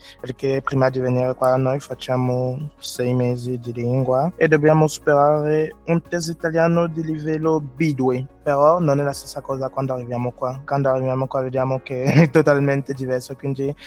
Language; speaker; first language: Italian; non-native, learner; French